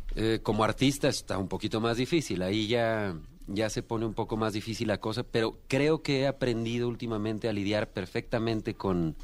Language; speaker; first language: Spanish; native; Spanish